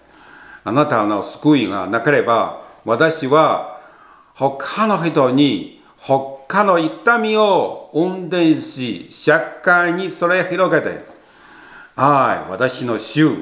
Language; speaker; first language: Japanese; non-native, learner; Chinese